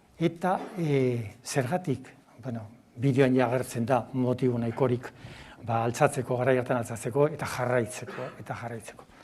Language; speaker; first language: Basque; non-native, local second language; Spanish